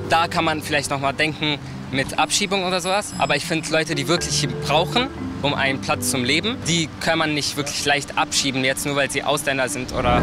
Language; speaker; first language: German; early bilingual, other home language; Arabic